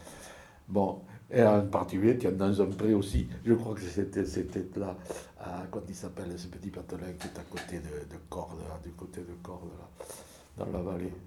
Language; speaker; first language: French; native; French